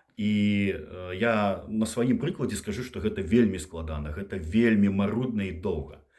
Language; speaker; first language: Belarusian; non-native, local second language; Russian